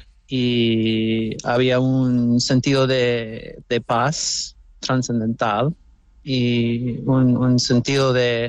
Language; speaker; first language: Spanish; non-native, fluent; English